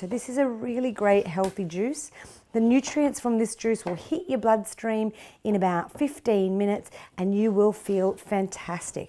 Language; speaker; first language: English; native; English